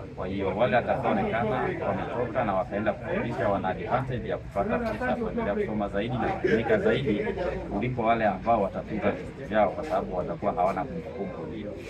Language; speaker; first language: Swahili; native; Swahili